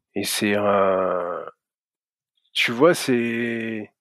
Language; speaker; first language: French; native; French